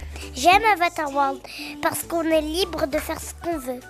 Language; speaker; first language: French; native; French